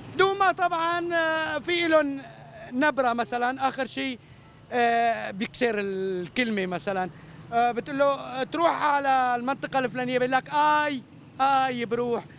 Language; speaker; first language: Arabic; native; Arabic